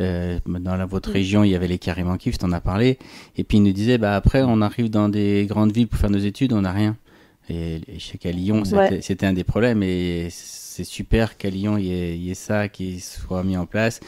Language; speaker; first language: French; native; French